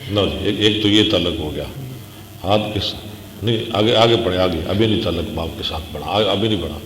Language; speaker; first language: Urdu; non-native, local second language; Punjabi